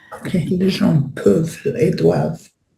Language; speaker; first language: French; non-native, learner; Spanish